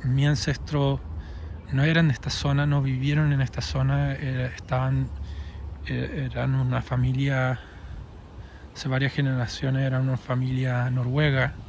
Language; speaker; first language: Spanish; early bilingual, heritage; English